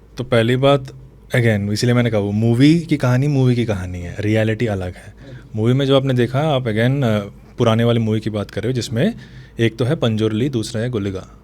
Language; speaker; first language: Hindi; non-native, local second language; Tulu